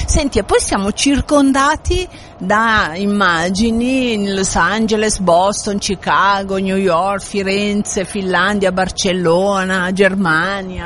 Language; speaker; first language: Italian; native; Italian